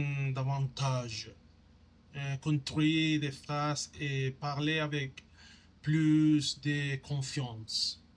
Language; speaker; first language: French; non-native, learner; Spanish